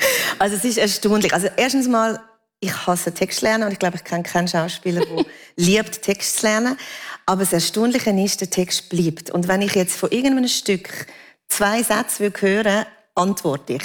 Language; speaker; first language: German; native; German